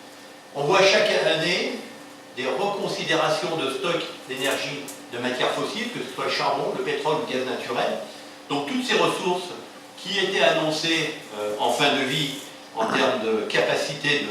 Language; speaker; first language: French; native; French